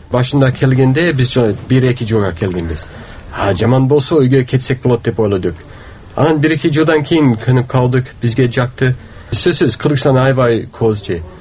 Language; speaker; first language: Kyrgyz; non-native, fluent; English